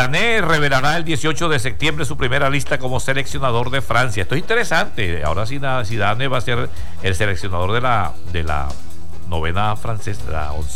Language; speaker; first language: Spanish; native; Spanish